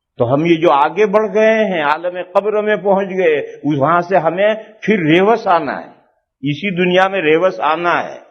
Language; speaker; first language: Urdu; non-native, local second language; Gujarati